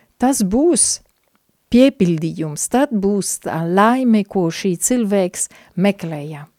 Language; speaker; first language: Latvian; non-native, fluent; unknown